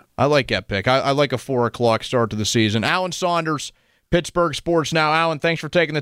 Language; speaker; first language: English; native; English